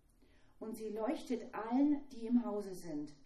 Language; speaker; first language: German; native; German